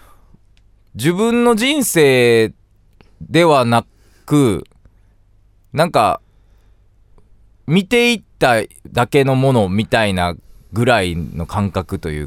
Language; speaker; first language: Japanese; native; Japanese